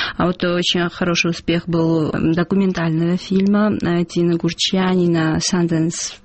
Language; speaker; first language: Russian; non-native, local second language; Georgian